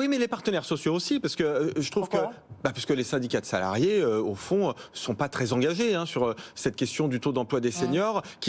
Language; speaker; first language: French; native; French